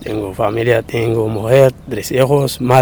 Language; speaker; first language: Spanish; non-native, learner; Arabic